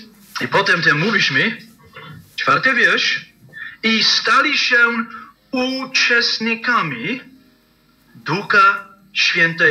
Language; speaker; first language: Polish; non-native, learner; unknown